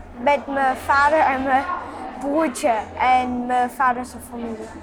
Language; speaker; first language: Dutch; early bilingual, other home language; English